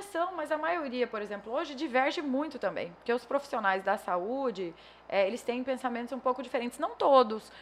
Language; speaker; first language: Portuguese; native; Portuguese